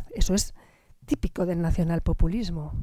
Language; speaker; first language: Spanish; native; Spanish